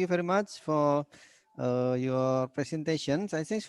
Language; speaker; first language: English; non-native, learner; Indonesian